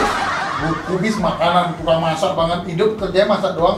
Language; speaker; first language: Indonesian; native; Indonesian